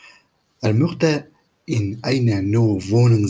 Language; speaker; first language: German; non-native, fluent; Turkish